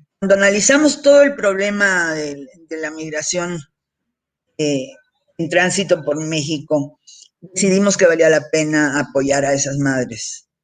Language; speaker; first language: Spanish; early bilingual, heritage; Spanish